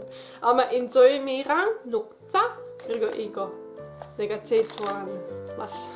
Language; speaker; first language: Korean; non-native, fluent; Dutch